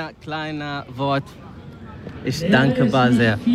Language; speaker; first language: German; non-native, learner; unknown